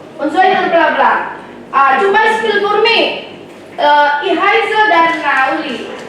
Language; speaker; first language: German; non-native, learner; Indonesian